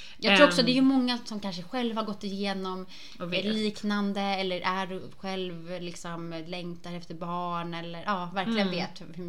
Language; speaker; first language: Swedish; native; Swedish